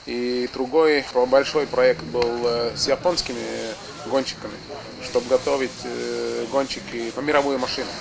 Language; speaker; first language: Russian; non-native, fluent; Estonian